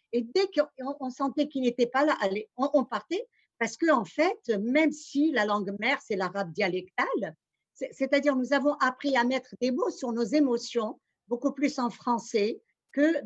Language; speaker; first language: French; non-native, local second language; Arabic